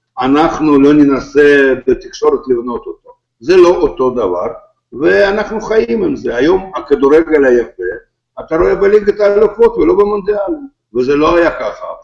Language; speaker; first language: Hebrew; non-native, fluent; Russian